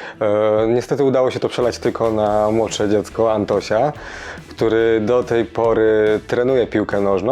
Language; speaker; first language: Polish; native; Polish